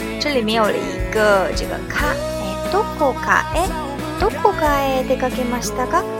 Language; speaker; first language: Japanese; non-native, fluent; Chinese